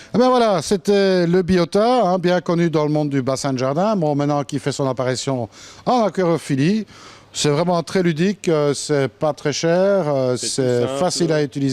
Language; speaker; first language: French; native; French